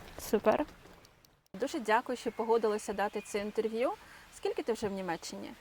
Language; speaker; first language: Ukrainian; native; Ukrainian